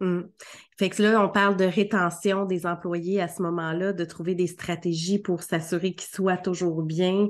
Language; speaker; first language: French; native; French